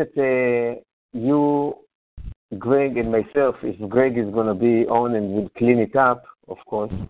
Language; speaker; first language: English; non-native, fluent; Hebrew